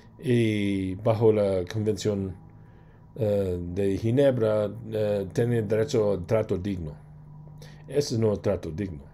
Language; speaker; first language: Spanish; non-native, fluent; English